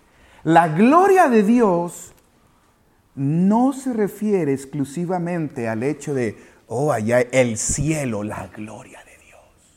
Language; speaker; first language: Spanish; native; Spanish